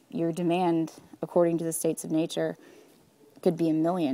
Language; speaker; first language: English; native; English